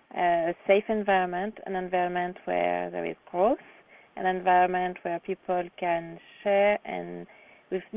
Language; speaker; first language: English; non-native, fluent; French